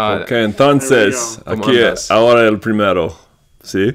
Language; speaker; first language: Spanish; non-native, fluent; English